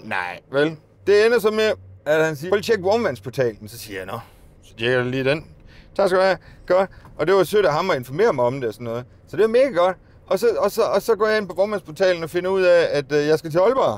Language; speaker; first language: Danish; native; Danish